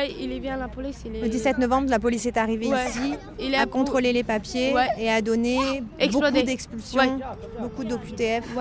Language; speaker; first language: French; native; French